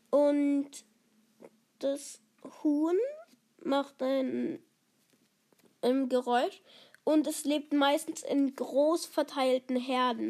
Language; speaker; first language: German; native; German